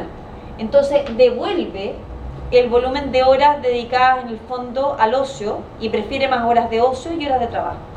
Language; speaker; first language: Spanish; native; Spanish